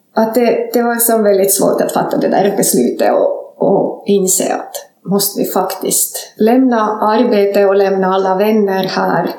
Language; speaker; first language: Swedish; non-native, fluent; Estonian